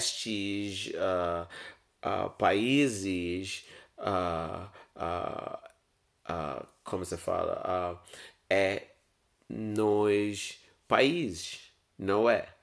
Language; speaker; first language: Portuguese; non-native, learner; English